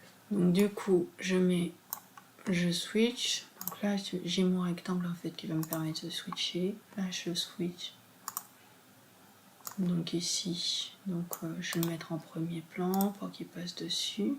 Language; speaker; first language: French; native; French